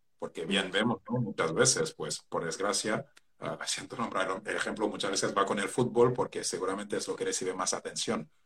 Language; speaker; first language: Spanish; non-native, fluent; Wolof